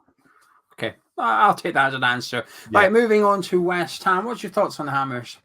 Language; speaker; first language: English; native; English